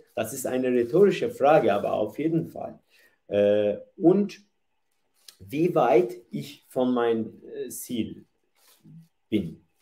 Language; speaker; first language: German; non-native, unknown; Turkish